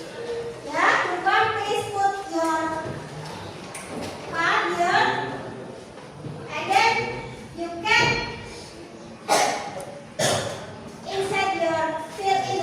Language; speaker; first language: English; non-native, learner; Indonesian